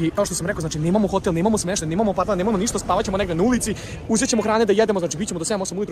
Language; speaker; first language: Croatian; native; Croatian